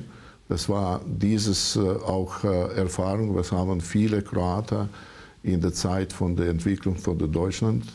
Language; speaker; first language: German; non-native, learner; Croatian